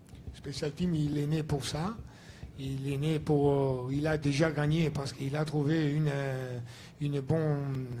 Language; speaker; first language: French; non-native, learner; Italian